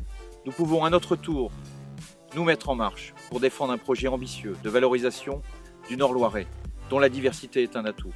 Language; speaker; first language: French; native; French